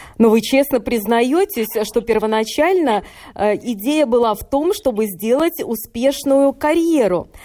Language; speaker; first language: Russian; native; Russian